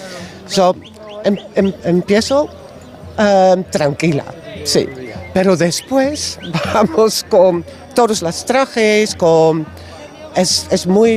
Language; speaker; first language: Spanish; non-native, learner; Dutch